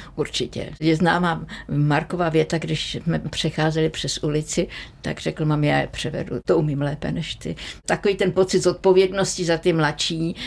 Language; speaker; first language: Czech; native; Czech